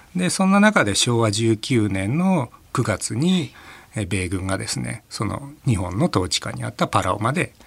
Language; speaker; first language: Japanese; native; Japanese